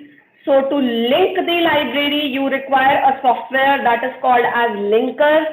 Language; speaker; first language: English; non-native, local second language; Hindi